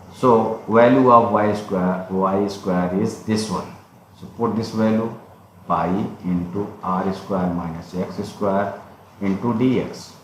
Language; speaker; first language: English; non-native, local second language; Hindi